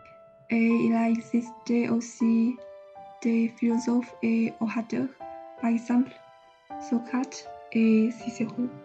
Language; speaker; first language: French; non-native, learner; Chinese